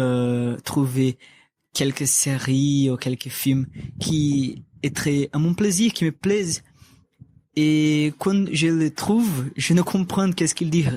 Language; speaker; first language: French; non-native, learner; Portuguese